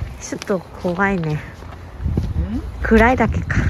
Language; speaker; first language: Japanese; non-native, fluent; Thai